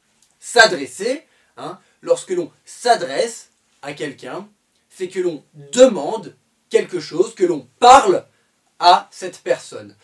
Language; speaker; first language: French; native; French